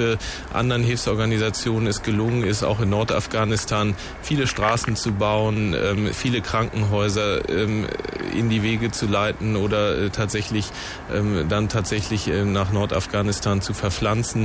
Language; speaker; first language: German; native; German